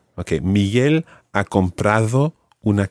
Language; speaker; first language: Spanish; non-native, fluent; English